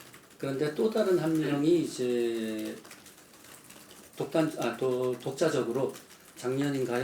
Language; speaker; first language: Korean; native; Korean